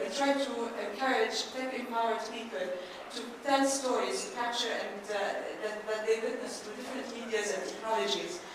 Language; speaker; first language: English; non-native, fluent; Arabic